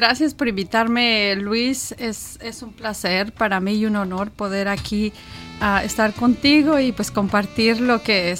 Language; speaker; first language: Spanish; native; Spanish